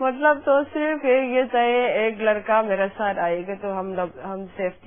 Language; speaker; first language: Hindi; non-native, local second language; Manipuri